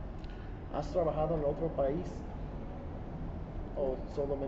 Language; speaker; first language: Spanish; non-native, fluent; English